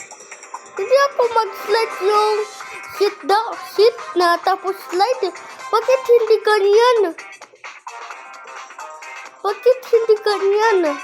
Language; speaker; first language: Filipino; non-native, learner; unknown